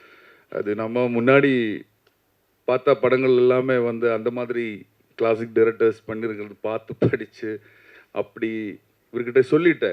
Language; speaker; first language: Tamil; non-native, learner; Malayalam